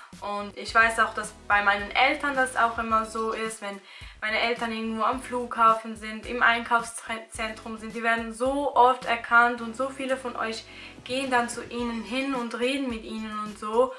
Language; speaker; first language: German; early bilingual, other home language; Albanian